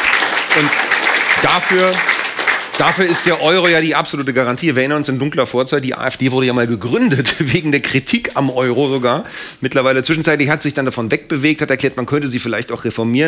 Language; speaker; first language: German; native; German